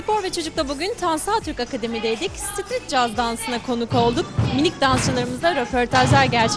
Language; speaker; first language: Turkish; native; Turkish